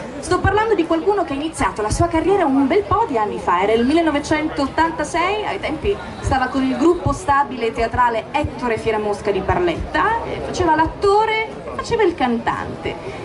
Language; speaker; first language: Italian; native; Italian